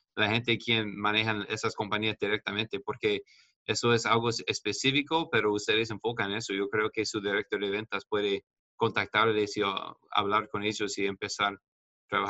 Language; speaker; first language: Spanish; non-native, fluent; English